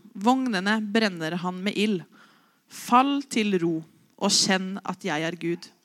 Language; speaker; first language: Norwegian; native; Norwegian